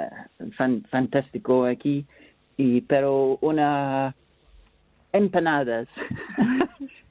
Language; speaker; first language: Spanish; non-native, learner; English